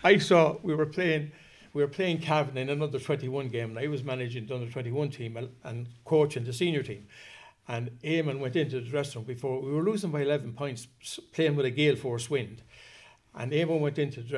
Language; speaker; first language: English; native; English